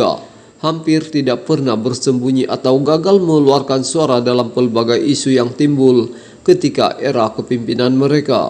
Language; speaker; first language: Malay; native; Malay